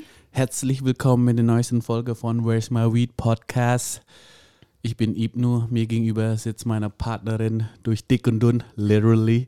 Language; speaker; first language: German; non-native, fluent; Indonesian